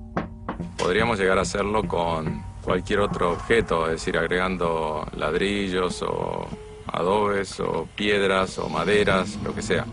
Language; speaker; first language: Spanish; native; Spanish